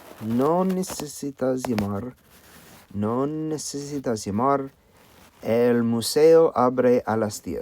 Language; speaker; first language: Spanish; non-native, learner; English